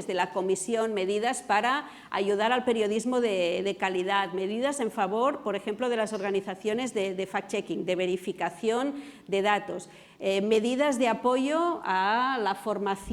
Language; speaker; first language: Spanish; non-native, local second language; Catalan